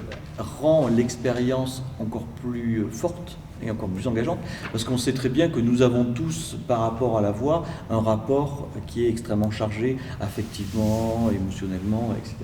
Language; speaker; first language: French; native; French